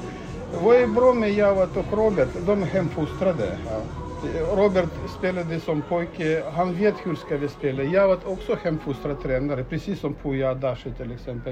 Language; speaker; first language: Swedish; non-native, fluent; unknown